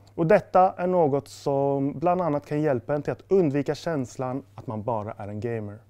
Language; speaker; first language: Swedish; native; Swedish